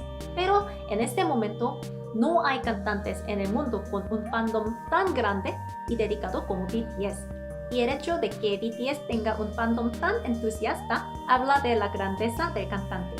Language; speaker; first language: Spanish; non-native, fluent; Korean